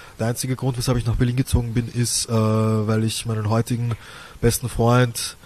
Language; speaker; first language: German; native; German